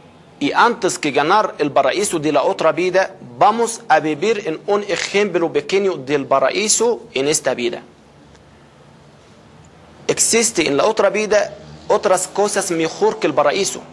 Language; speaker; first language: Spanish; non-native, fluent; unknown